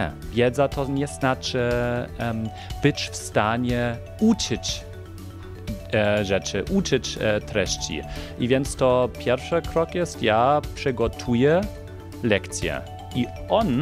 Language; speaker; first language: Polish; non-native, fluent; German